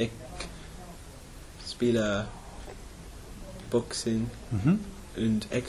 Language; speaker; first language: German; non-native, learner; English